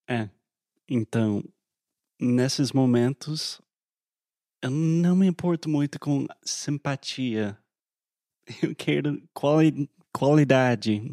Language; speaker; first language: Portuguese; non-native, fluent; English